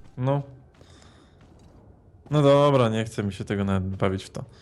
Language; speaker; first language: Polish; native; Polish